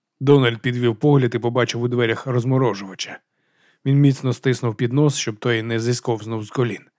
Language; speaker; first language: Ukrainian; native; Ukrainian